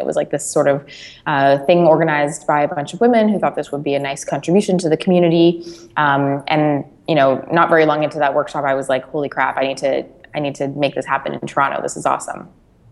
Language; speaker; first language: English; native; English